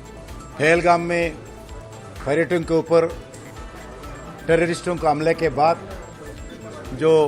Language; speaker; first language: Hindi; non-native, local second language; Telugu